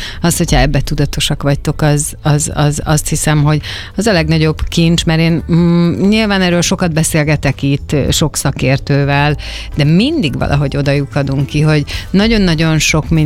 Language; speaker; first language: Hungarian; native; Hungarian